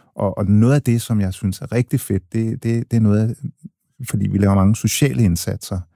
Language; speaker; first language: Danish; early bilingual, other home language; English